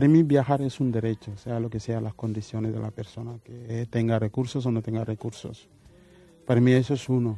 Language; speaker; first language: Spanish; non-native, fluent; Wolof